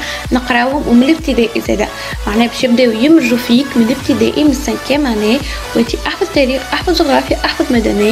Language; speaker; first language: Arabic; native; Arabic